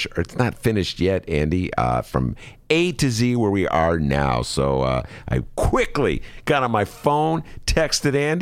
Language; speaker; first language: English; native; English